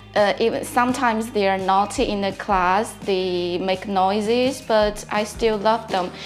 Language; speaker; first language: English; non-native, fluent; Chinese